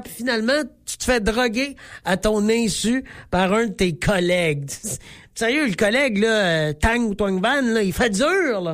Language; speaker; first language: French; native; French